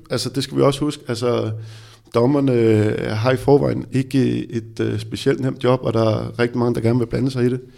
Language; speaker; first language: Danish; native; Danish